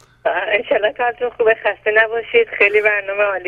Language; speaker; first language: Persian; native; Persian